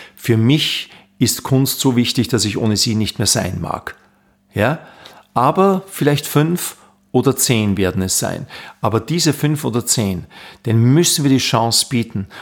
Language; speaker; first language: German; native; German